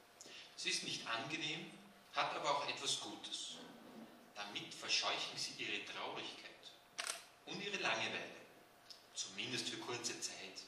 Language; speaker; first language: German; native; German